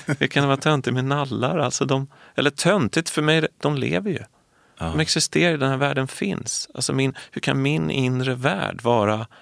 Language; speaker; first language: Swedish; native; Swedish